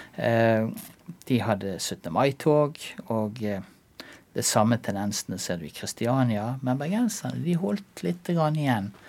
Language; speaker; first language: Norwegian; native; Norwegian